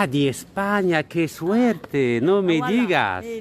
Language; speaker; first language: Spanish; non-native, learner; French